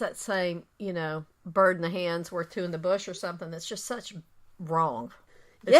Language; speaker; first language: English; native; English